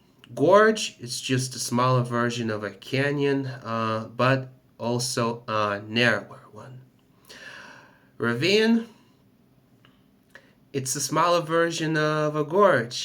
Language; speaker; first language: English; non-native, fluent; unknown